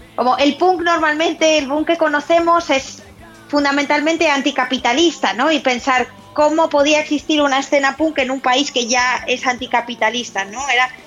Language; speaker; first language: Spanish; native; Spanish